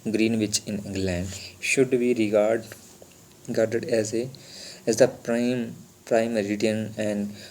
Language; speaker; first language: English; non-native, local second language; Punjabi